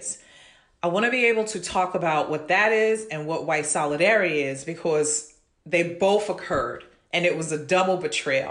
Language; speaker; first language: English; native; English